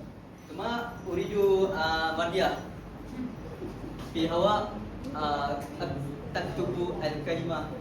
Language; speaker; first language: Arabic; non-native, learner; Malay